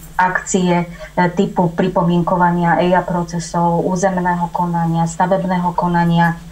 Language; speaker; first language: Slovak; native; Slovak